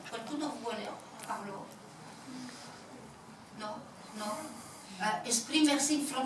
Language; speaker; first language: Italian; non-native, fluent; French